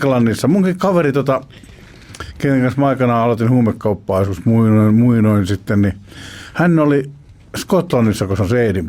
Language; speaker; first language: Finnish; native; Finnish